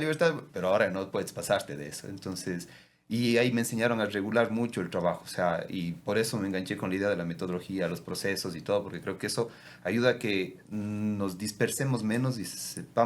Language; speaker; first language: Spanish; native; Spanish